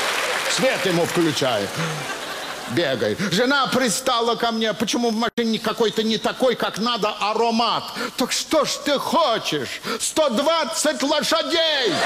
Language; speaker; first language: Russian; native; Russian